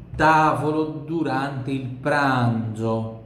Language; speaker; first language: Italian; non-native, fluent; Portuguese